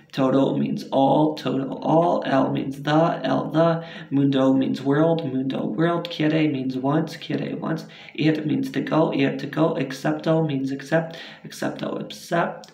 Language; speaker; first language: English; native; English